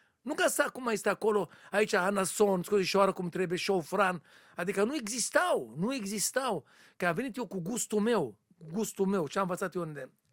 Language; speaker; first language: Romanian; non-native, learner; Hebrew